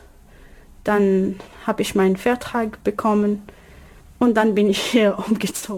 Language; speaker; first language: German; non-native, learner; Arabic